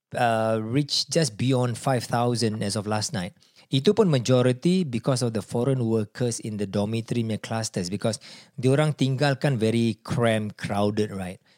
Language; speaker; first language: English; non-native, local second language; Malay